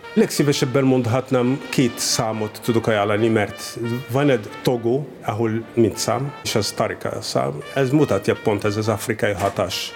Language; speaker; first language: Hungarian; non-native, fluent; Arabic